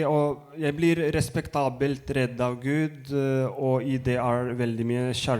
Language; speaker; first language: Norwegian; non-native, fluent; Lithuanian